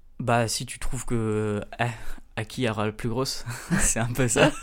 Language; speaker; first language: French; native; French